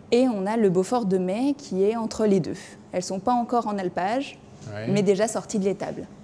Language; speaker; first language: French; native; French